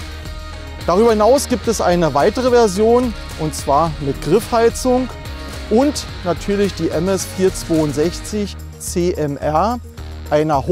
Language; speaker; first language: German; native; German